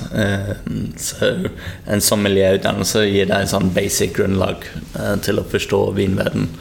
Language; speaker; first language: Norwegian; non-native, fluent; English